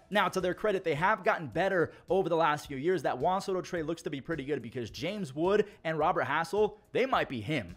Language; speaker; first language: English; native; English